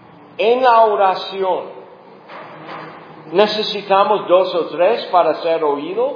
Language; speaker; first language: Spanish; non-native, fluent; English